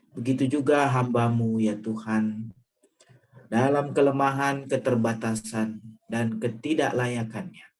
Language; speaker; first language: Indonesian; non-native, local second language; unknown